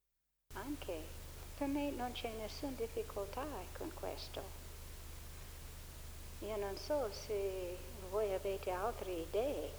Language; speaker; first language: Italian; non-native, fluent; English